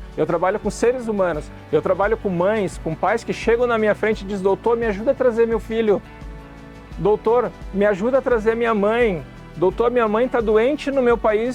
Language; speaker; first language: Portuguese; native; Portuguese